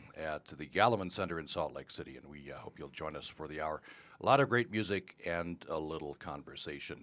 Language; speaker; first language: English; native; English